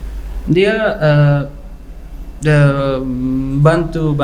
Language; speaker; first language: Indonesian; non-native, learner; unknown